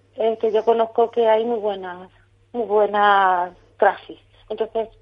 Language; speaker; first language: Spanish; native; Spanish